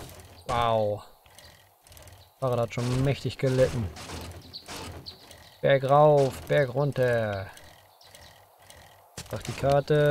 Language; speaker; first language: German; native; German